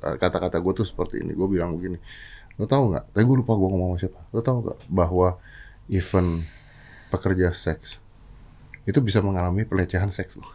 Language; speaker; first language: Indonesian; native; Indonesian